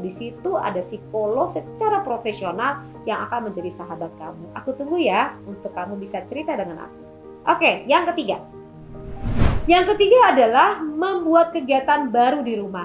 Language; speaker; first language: Indonesian; native; Indonesian